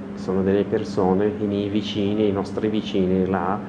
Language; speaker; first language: Italian; non-native, learner; Persian